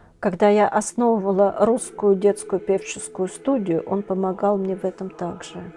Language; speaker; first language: Russian; native; Russian